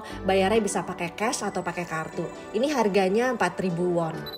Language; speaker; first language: Indonesian; native; Indonesian